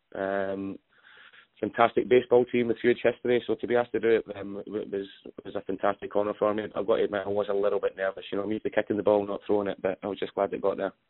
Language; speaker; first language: English; native; English